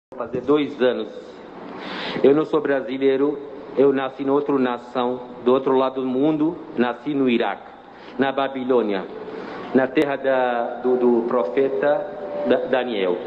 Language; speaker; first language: Portuguese; non-native, fluent; Arabic